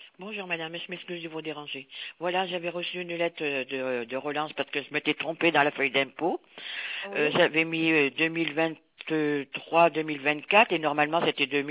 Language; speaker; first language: French; native; French